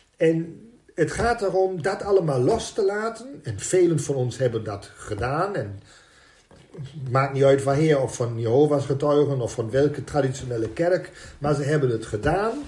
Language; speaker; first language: Dutch; non-native, fluent; German